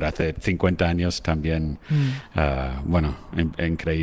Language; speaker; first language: Spanish; non-native, fluent; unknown